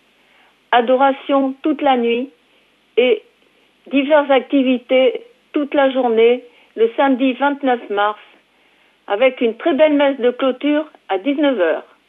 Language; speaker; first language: French; native; French